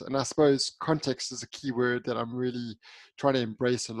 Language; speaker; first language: English; native; English